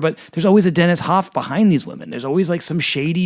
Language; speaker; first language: English; native; English